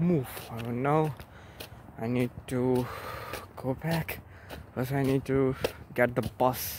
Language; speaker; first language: English; non-native, learner; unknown